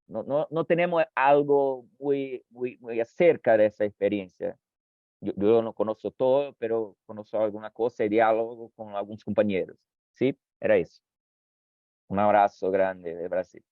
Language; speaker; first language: Spanish; non-native, fluent; Portuguese